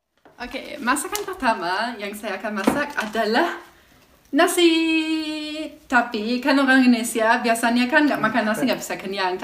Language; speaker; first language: Indonesian; non-native, fluent; German